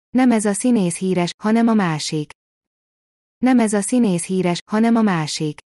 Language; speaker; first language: Hungarian; non-native, learner; Persian